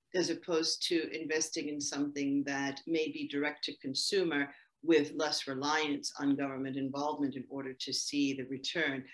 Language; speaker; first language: English; native; English